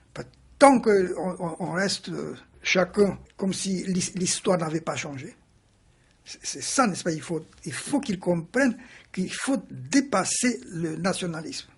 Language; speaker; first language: French; non-native, fluent; Romanian